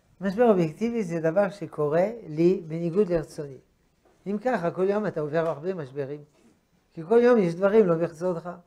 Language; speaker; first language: Hebrew; non-native, fluent; French